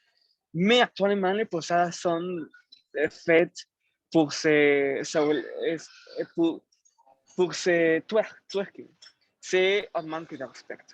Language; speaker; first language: French; non-native, learner; Spanish